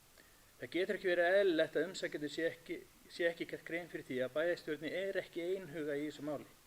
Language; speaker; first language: Icelandic; native; Icelandic